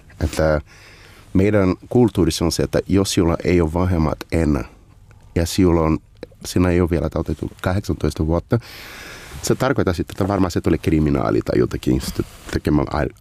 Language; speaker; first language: Finnish; non-native, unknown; Portuguese